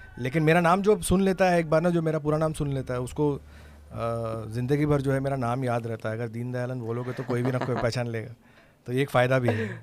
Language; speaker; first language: Hindi; non-native, local second language; Tamil